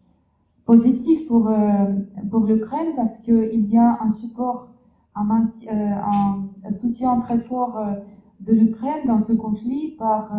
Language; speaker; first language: French; non-native, fluent; Russian